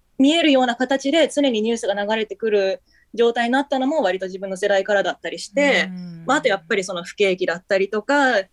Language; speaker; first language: Japanese; early bilingual, heritage; Japanese